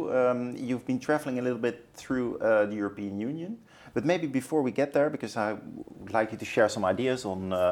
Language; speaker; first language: English; non-native, fluent; Dutch